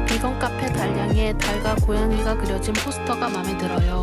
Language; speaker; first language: Korean; native; Korean